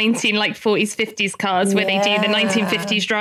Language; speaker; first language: English; native; English